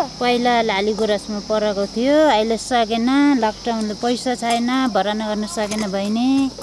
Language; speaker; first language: Nepali; non-native, local second language; Eastern Tamang